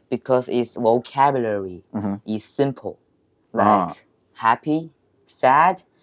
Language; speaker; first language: English; non-native, learner; Chinese